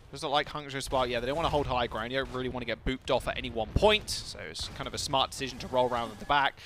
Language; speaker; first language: English; native; English